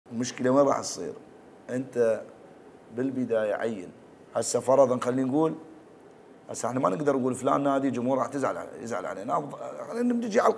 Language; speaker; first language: Arabic; native; Arabic